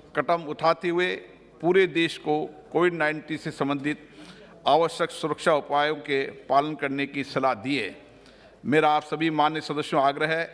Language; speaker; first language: Hindi; native; Hindi